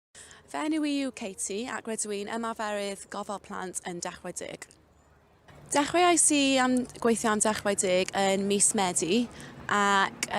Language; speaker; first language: Welsh; non-native, local second language; English